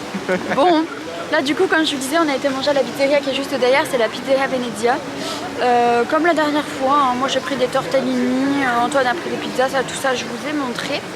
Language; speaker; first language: French; native; French